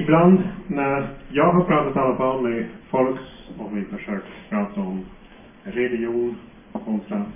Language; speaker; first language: Swedish; non-native, fluent; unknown